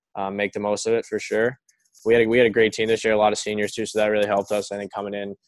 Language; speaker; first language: English; native; English